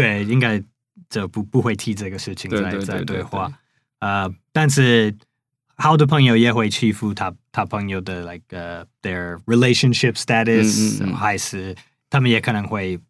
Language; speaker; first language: Chinese; non-native, fluent; English